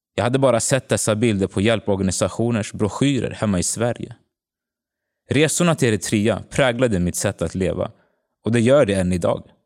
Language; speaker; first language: Swedish; early bilingual, other home language; Tigrinya